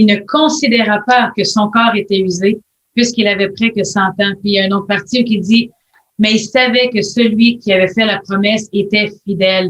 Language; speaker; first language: French; native; French